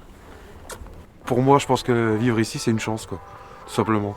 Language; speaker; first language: French; early bilingual, other home language; Portuguese